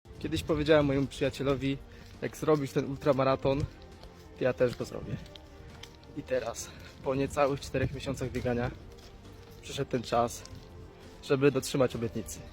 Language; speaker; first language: Polish; native; Polish